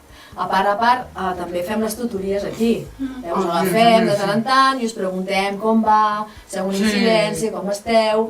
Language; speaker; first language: Catalan; native; Catalan